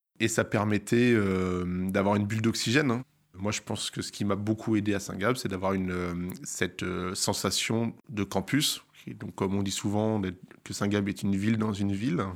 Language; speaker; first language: French; native; French